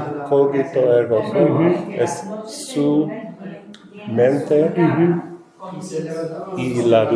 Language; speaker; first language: Spanish; non-native, learner; English